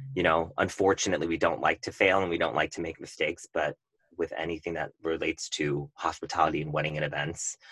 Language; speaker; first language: English; native; English